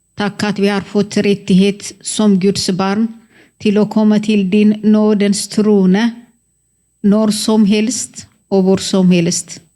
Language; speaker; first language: Norwegian; non-native, fluent; Amharic